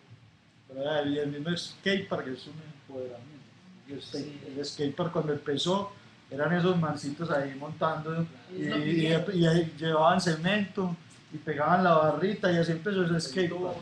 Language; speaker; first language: Spanish; native; Spanish